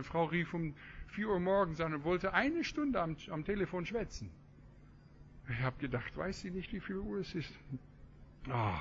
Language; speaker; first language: German; non-native, fluent; English